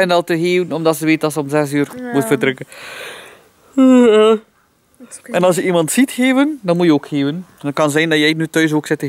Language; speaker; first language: Dutch; native; Dutch